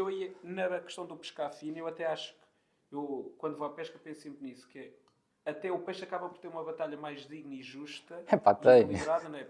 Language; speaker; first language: Portuguese; native; Portuguese